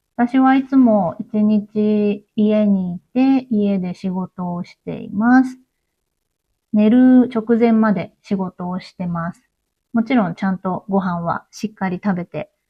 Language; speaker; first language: Japanese; native; Japanese